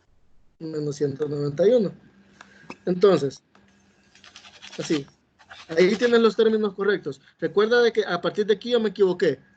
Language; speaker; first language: Spanish; native; Spanish